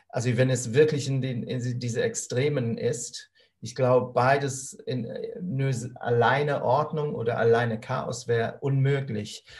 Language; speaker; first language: German; non-native, fluent; English